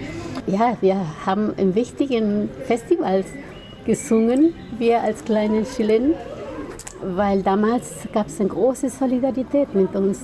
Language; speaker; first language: German; non-native, fluent; Spanish